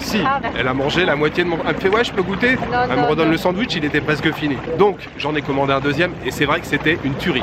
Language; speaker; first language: French; native; French